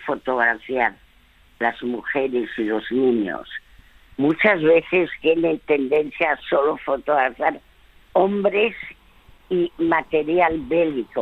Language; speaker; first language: Spanish; early bilingual, other home language; French